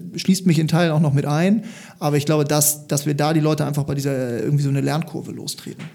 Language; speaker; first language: German; native; German